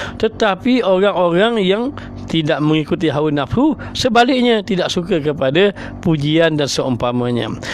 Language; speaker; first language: Malay; native; Malay